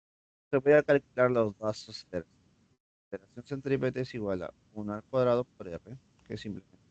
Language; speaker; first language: Spanish; native; Spanish